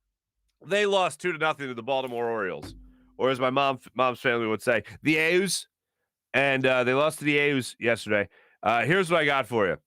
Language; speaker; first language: English; native; English